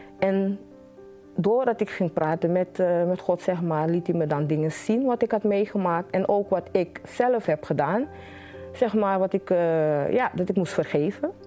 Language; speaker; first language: Dutch; native; Dutch